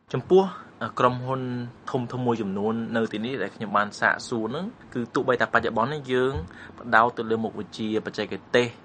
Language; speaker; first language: Khmer; native; Khmer